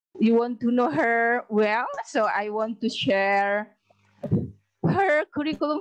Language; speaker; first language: English; non-native, learner; Indonesian